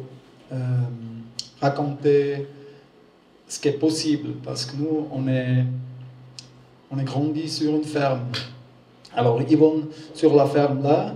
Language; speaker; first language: French; non-native, learner; German